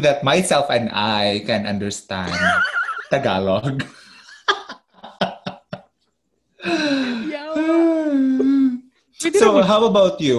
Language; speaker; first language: English; non-native, local second language; Cebuano